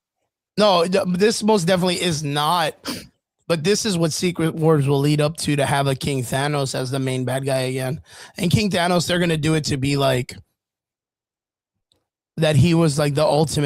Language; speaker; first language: English; native; English